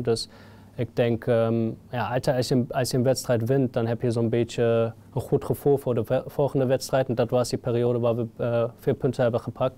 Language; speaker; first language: Dutch; non-native, fluent; German